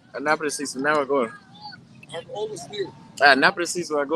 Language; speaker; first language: Portuguese; non-native, learner; English